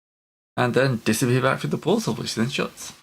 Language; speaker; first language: English; native; English